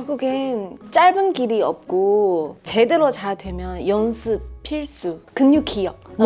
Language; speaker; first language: Korean; non-native, fluent; Chinese